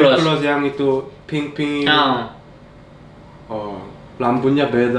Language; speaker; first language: Indonesian; non-native, learner; Korean